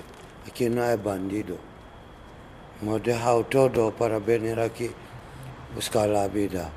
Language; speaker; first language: Spanish; non-native, learner; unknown